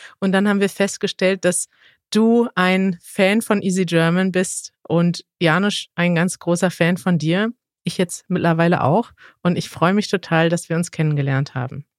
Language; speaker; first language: German; native; German